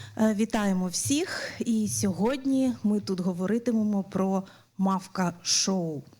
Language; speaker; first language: Ukrainian; native; Ukrainian